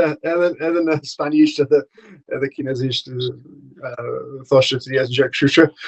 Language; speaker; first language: Albanian; non-native, fluent; English